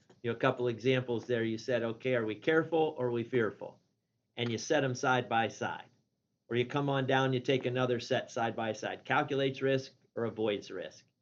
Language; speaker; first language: English; native; English